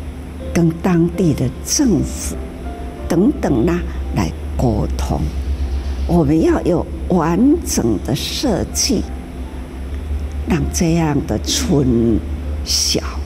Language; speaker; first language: Chinese; native; Chinese